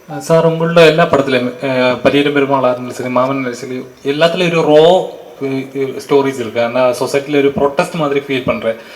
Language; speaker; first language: Tamil; non-native, learner; Malayalam